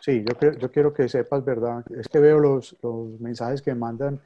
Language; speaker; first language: Spanish; native; Spanish